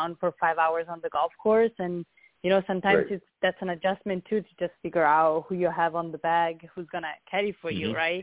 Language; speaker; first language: English; non-native, fluent; Italian